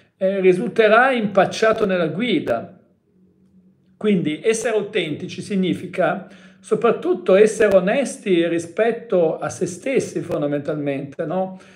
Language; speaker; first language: Italian; native; Italian